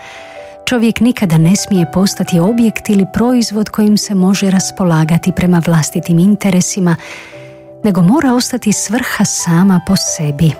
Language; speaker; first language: Croatian; native; Croatian